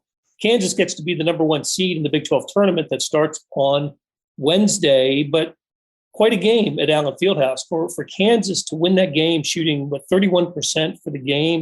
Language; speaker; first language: English; native; English